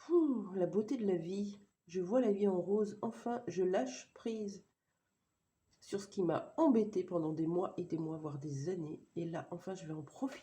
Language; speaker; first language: French; native; French